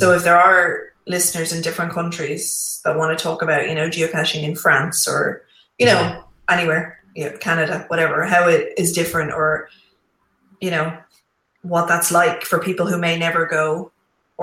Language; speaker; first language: English; native; English